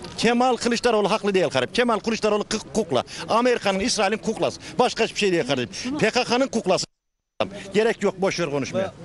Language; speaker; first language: Turkish; native; Turkish